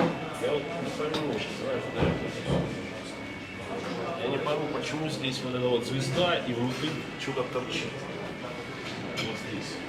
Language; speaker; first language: Russian; native; Russian